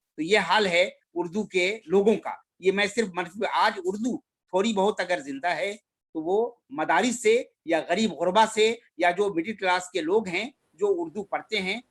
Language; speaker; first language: Urdu; native; Urdu